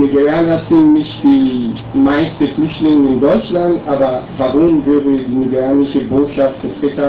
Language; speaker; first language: German; non-native, learner; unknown